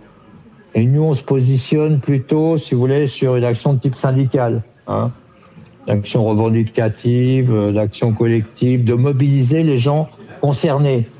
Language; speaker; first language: French; native; French